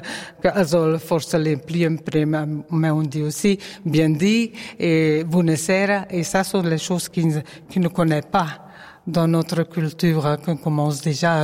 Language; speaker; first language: French; non-native, learner; Dutch